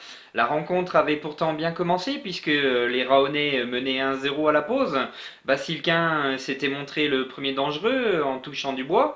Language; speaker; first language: French; native; French